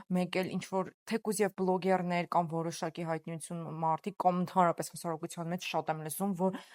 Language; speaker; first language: Armenian; native; Armenian